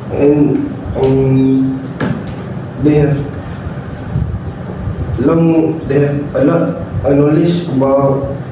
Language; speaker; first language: English; non-native, learner; Malay